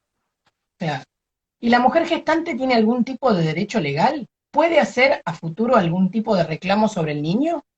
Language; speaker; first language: Spanish; native; Spanish